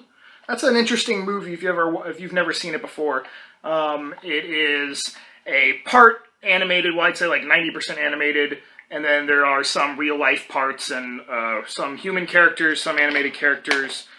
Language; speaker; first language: English; native; English